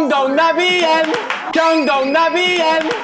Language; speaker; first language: Korean; native; Korean